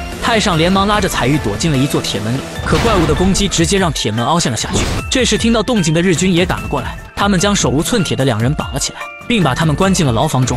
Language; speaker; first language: Chinese; native; Chinese